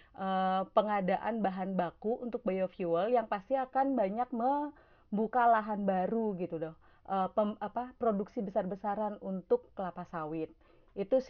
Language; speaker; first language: Indonesian; native; Indonesian